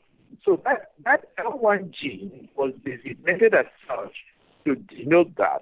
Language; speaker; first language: English; non-native, local second language; Igbo